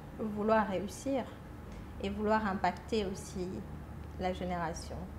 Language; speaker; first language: French; non-native, local second language; Lingala